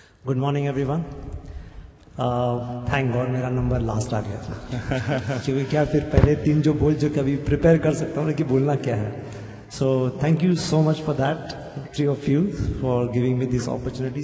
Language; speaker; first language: Hindi; non-native, local second language; Marathi